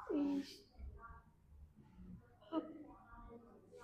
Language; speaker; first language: English; non-native, learner; Vietnamese